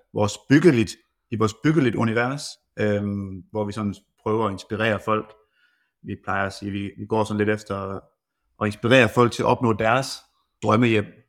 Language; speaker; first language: Danish; native; Danish